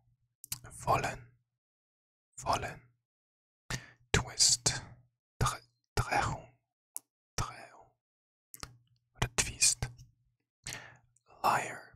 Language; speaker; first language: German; non-native, learner; English